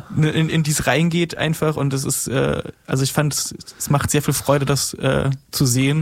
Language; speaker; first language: German; native; German